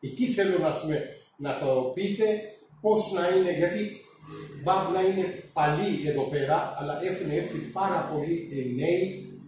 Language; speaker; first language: Greek; non-native, fluent; Urdu